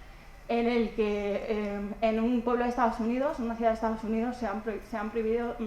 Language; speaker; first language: Spanish; native; Spanish